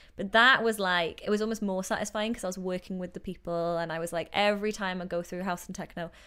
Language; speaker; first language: English; native; English